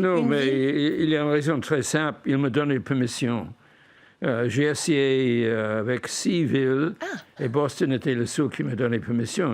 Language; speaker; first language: French; non-native, fluent; English